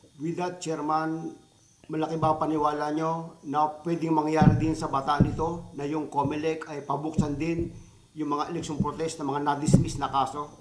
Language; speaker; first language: Filipino; native; Filipino